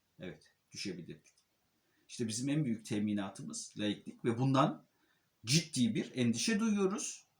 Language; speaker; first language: Turkish; native; Turkish